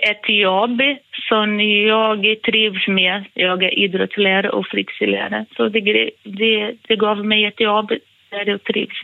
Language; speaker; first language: Swedish; non-native, fluent; Portuguese